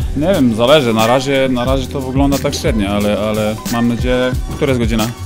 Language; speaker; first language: Polish; non-native, learner; Serbian